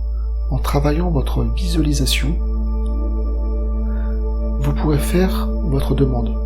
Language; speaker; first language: French; native; French